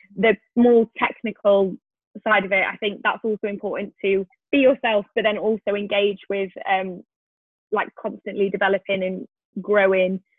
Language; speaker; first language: English; native; English